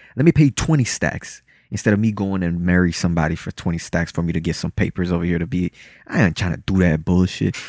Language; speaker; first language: English; early bilingual, other home language; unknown